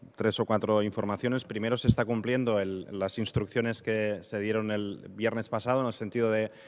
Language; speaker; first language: Spanish; non-native, local second language; Catalan